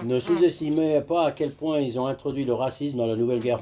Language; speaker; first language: French; native; French